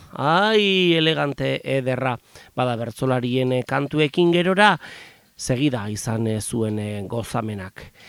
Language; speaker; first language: Basque; native; Basque